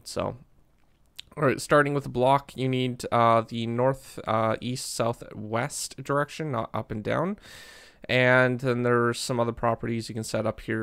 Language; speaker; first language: English; native; English